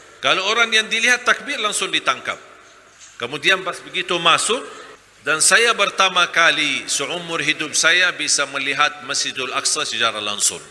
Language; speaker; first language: Malay; non-native, fluent; Arabic